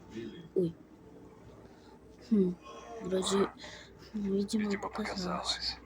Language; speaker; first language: Russian; native; Russian